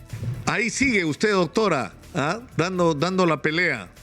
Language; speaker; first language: Spanish; native; Spanish